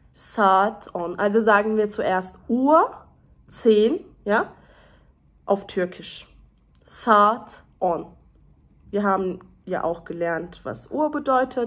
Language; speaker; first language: German; early bilingual, other home language; Turkish